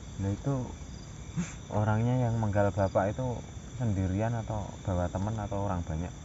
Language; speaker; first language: Indonesian; native; Indonesian